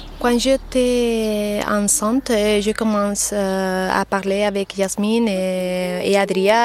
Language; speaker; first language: French; non-native, fluent; Catalan